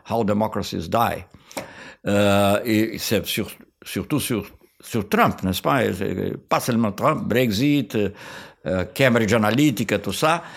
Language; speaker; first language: French; non-native, fluent; Portuguese